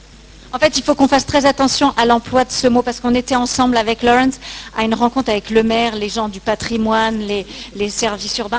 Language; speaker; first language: French; native; French